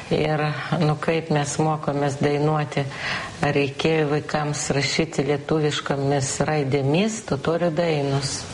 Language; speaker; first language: Lithuanian; non-native, local second language; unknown